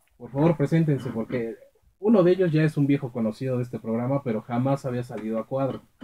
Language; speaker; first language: Spanish; native; Spanish